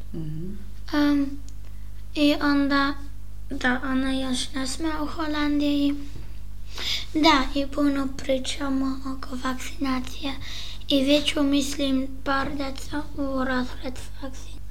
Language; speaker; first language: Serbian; early bilingual, heritage; Serbian